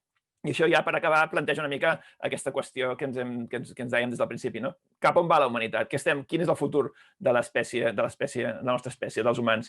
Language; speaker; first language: Catalan; native; Catalan